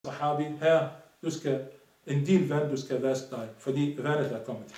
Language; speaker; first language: Danish; non-native, fluent; Arabic